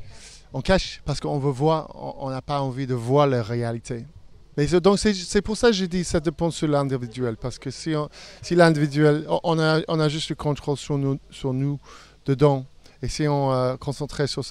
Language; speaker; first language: French; non-native, fluent; English